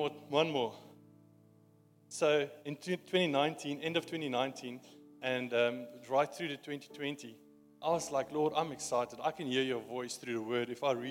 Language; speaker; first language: English; non-native, local second language; Afrikaans